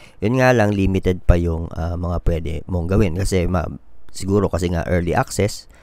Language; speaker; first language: Filipino; native; Filipino